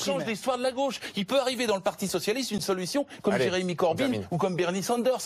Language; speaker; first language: French; native; French